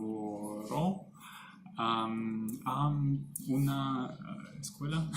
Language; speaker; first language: Italian; non-native, learner; Russian